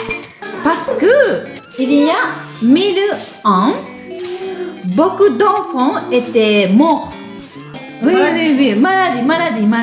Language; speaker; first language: French; non-native, learner; Japanese